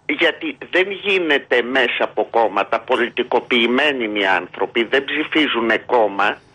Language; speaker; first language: Greek; native; Greek